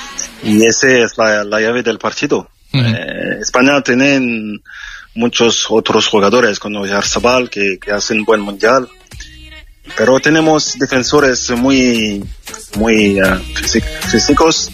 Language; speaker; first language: Spanish; non-native, fluent; French